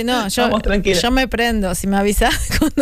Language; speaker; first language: Spanish; native; Spanish